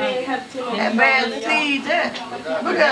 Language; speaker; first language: English; native; English